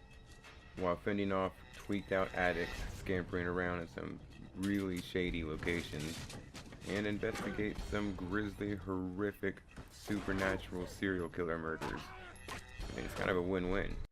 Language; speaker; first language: English; native; English